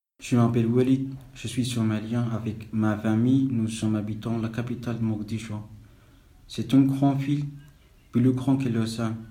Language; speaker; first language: French; non-native, fluent; Somali